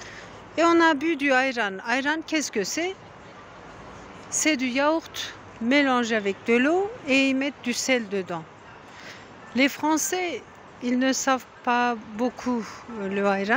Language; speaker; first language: French; non-native, fluent; Turkish